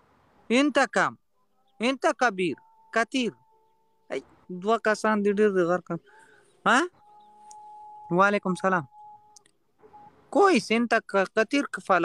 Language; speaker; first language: Arabic; non-native, learner; Pashto